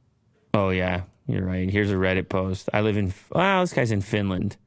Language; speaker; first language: English; native; English